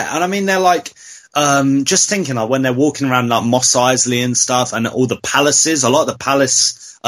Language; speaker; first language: English; native; English